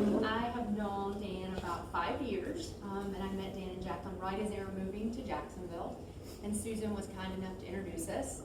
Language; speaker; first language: English; native; English